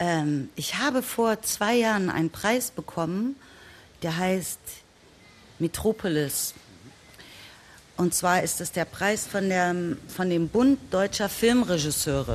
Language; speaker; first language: German; native; German